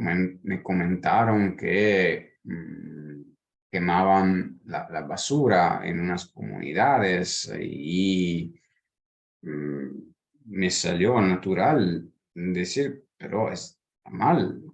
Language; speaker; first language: Spanish; non-native, fluent; Italian